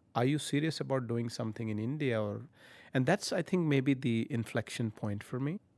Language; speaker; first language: English; non-native, local second language; Punjabi